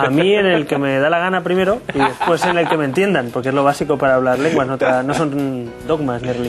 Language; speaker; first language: Spanish; native; Spanish